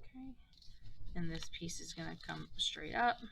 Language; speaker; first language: English; native; English